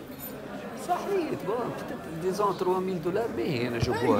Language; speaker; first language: Arabic; native; Arabic